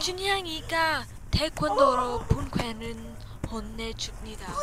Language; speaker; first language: Korean; non-native, learner; English